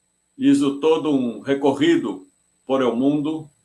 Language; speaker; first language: Spanish; non-native, fluent; Portuguese